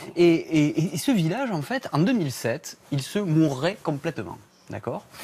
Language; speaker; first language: French; native; French